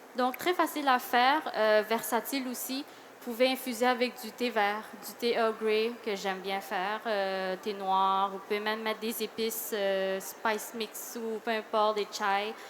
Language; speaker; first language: French; early bilingual, other home language; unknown